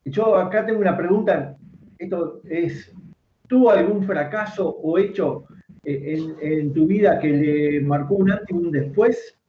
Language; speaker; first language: Spanish; native; Spanish